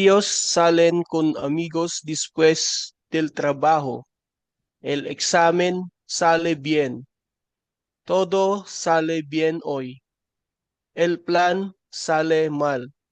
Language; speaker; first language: Spanish; non-native, learner; Filipino